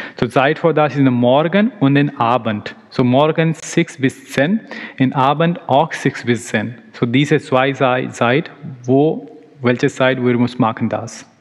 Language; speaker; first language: German; non-native, learner; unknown